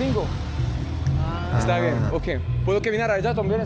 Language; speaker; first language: Spanish; non-native, learner; French